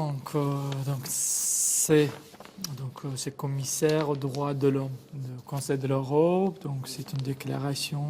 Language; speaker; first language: French; non-native, fluent; Azerbaijani